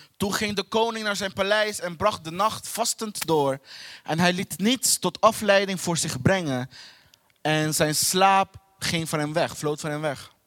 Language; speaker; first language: Dutch; non-native, fluent; Portuguese